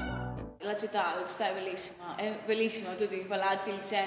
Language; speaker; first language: Italian; non-native, learner; Greek